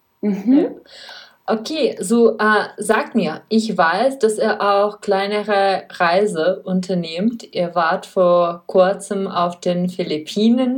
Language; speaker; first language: German; non-native, fluent; Czech